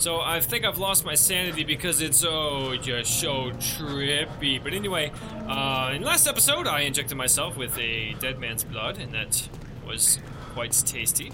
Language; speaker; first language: English; native; English